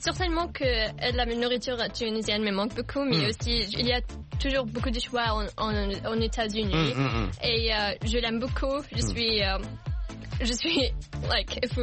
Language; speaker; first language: French; non-native, learner; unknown